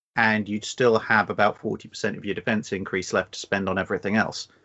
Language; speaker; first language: English; native; English